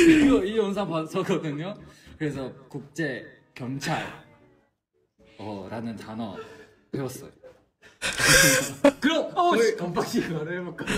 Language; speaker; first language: Korean; non-native, fluent; Chinese